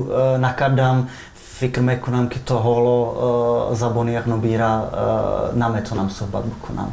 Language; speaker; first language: Persian; non-native, fluent; Czech